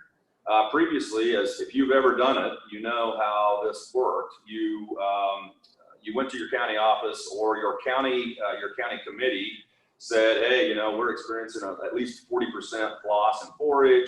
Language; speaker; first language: English; native; English